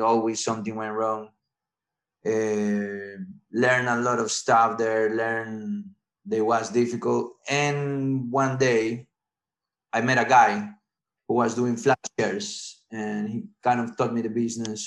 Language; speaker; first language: English; non-native, fluent; Spanish